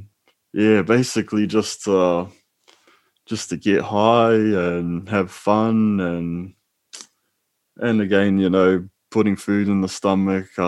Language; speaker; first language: English; native; English